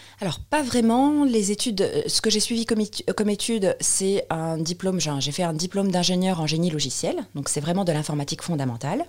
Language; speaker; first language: French; non-native, local second language; Arabic